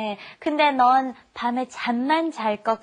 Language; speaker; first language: Korean; non-native, fluent; English